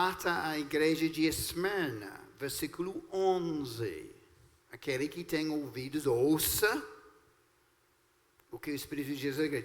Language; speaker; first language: Portuguese; non-native, fluent; English